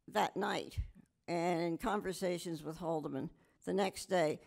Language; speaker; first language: English; native; English